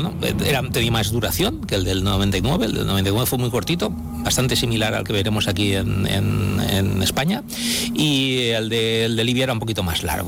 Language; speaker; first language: Spanish; native; Spanish